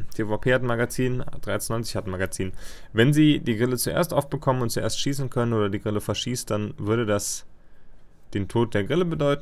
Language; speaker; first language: German; native; German